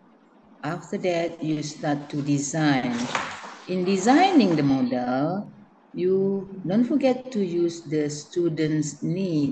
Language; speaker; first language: English; non-native, learner; Indonesian